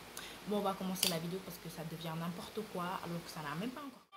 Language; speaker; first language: French; non-native, local second language; Wolof